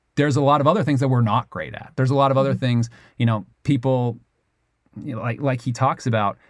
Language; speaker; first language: English; native; English